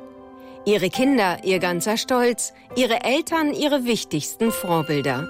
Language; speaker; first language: German; native; German